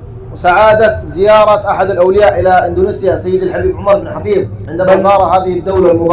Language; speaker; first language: Arabic; native; Arabic